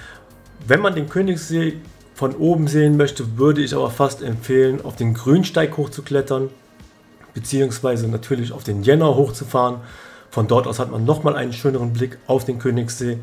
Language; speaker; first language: German; native; German